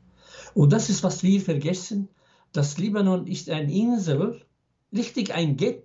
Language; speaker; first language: German; non-native, fluent; Arabic